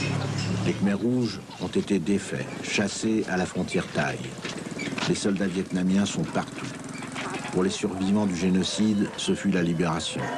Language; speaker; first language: French; native; French